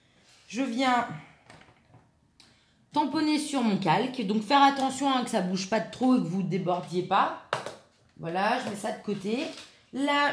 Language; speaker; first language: French; native; French